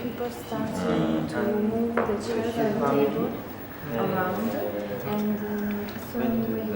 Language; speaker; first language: English; non-native, learner; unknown